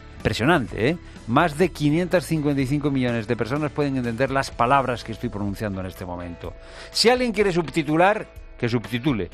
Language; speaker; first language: Spanish; native; Spanish